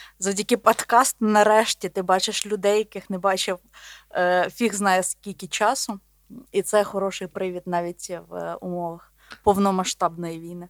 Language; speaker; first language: Ukrainian; native; Ukrainian